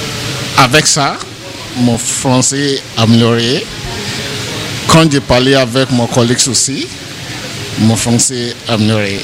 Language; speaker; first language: French; non-native, learner; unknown